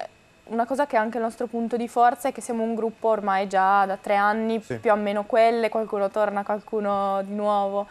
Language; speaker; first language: Italian; native; Italian